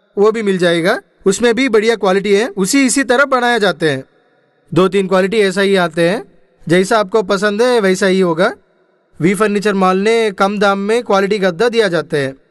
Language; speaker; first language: Hindi; non-native, local second language; Telugu